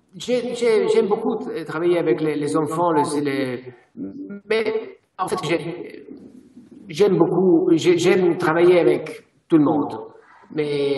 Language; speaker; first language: French; non-native, fluent; Italian